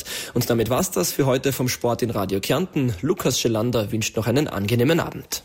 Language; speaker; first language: German; native; German